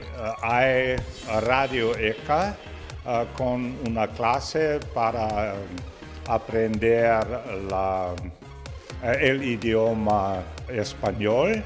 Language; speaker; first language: Spanish; non-native, learner; German